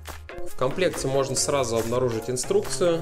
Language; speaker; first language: Russian; native; Russian